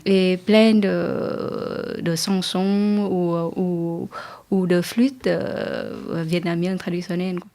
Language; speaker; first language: French; non-native, learner; Vietnamese